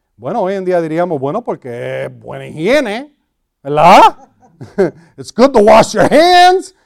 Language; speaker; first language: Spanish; early bilingual, heritage; Spanish